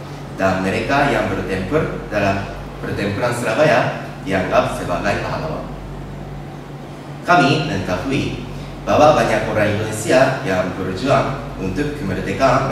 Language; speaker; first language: Indonesian; non-native, learner; Japanese